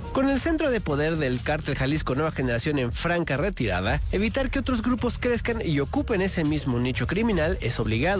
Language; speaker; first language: Spanish; native; Spanish